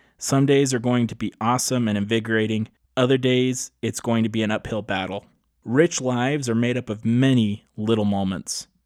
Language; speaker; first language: English; native; English